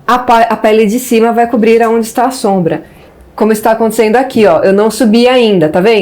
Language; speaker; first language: Portuguese; native; Portuguese